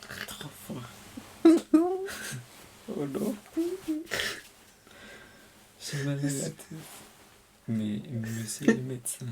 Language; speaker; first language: French; non-native, fluent; Spanish